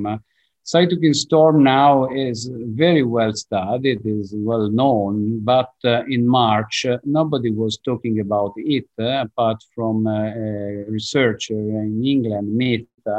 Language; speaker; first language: English; non-native, fluent; Italian